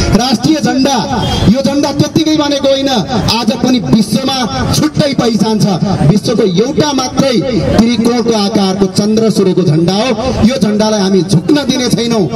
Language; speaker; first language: Nepali; native; Nepali